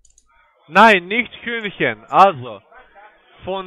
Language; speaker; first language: German; non-native, learner; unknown